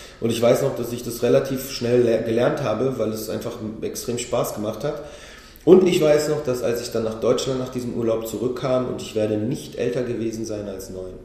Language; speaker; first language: German; early bilingual, other home language; Hebrew